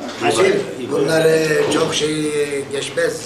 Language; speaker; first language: Turkish; early bilingual, heritage; Turkish